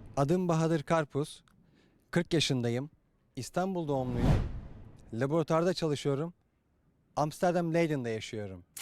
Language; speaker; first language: Turkish; native; Turkish